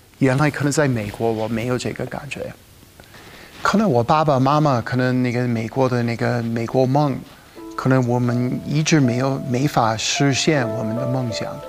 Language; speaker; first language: Chinese; non-native, fluent; English